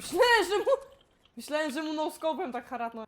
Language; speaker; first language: Polish; native; Polish